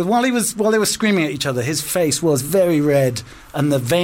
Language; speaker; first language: English; native; English